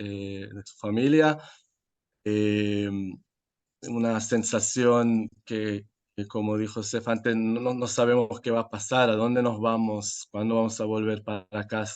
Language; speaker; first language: Spanish; non-native, fluent; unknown